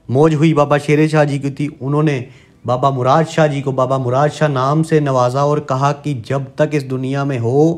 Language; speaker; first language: Hindi; non-native, local second language; Punjabi